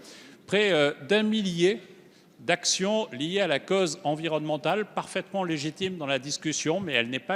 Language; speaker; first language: French; native; French